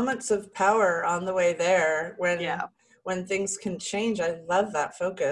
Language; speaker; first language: English; native; English